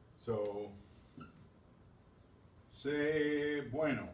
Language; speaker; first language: Spanish; non-native, fluent; English